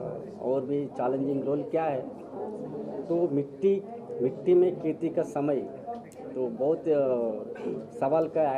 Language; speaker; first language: Hindi; non-native, local second language; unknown